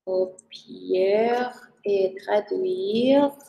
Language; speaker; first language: French; non-native, fluent; Portuguese